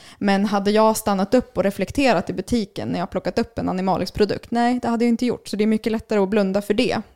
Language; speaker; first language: Swedish; native; Swedish